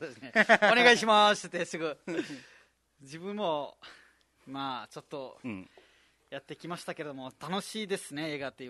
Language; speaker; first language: Japanese; non-native, fluent; Nepali